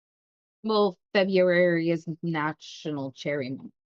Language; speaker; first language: English; native; English